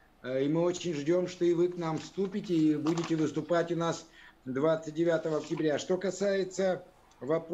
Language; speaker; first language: Russian; native; Russian